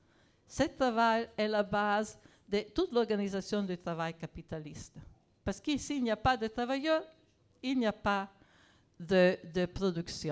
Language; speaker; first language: French; non-native, fluent; Italian